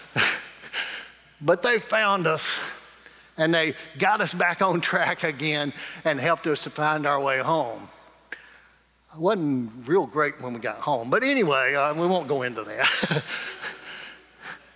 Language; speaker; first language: English; native; English